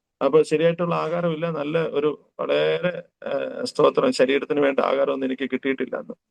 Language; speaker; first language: Malayalam; early bilingual, heritage; Malayalam